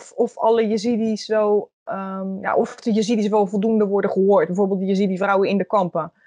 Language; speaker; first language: Dutch; native; Dutch